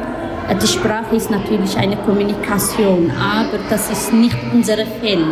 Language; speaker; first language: German; non-native, learner; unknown